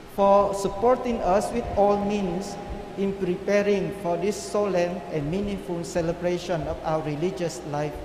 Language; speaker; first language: English; non-native, fluent; Vietnamese